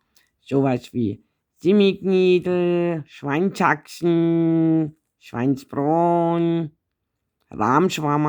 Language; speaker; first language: German; native; German